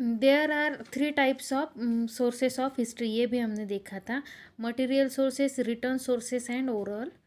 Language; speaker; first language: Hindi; non-native, local second language; Marathi